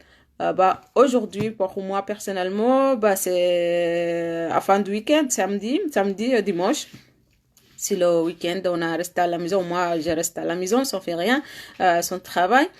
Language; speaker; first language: French; non-native, learner; Arabic